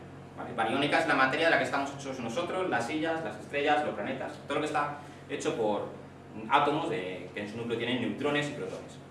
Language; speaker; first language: Spanish; native; Spanish